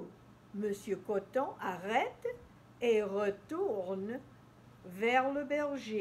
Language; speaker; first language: French; non-native, fluent; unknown